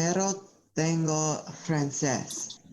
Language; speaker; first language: Spanish; non-native, learner; English